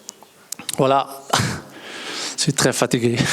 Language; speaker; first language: French; non-native, learner; Dutch